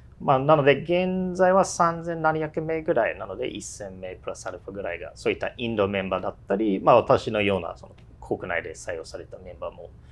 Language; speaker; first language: Japanese; non-native, fluent; English